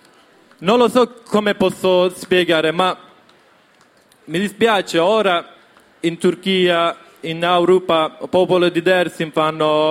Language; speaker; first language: Italian; non-native, learner; Kurdish